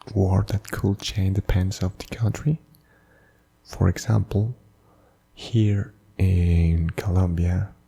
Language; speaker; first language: English; non-native, fluent; Spanish